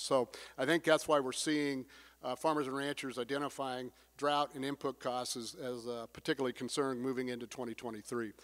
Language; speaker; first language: English; native; English